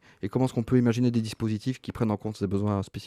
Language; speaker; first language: French; native; French